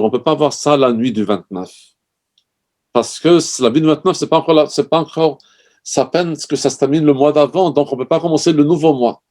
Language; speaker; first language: French; native; French